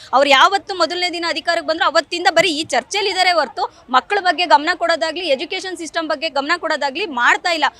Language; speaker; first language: Kannada; native; Kannada